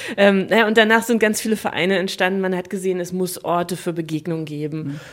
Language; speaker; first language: German; native; German